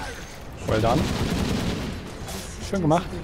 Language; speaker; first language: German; native; German